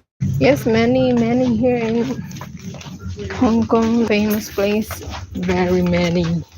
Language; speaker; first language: English; non-native, local second language; Filipino